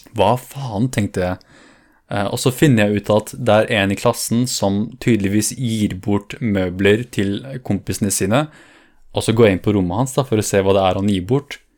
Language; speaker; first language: Norwegian; early bilingual, other home language; Kurdish